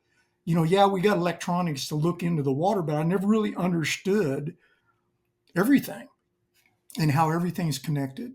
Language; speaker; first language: English; native; English